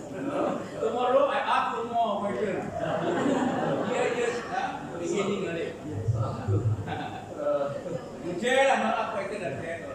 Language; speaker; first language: English; non-native, learner; Thai